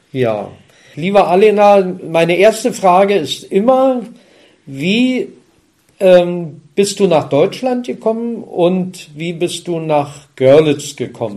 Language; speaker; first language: German; native; German